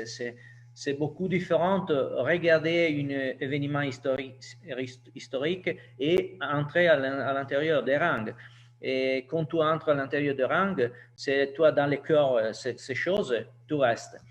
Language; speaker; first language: French; non-native, learner; Italian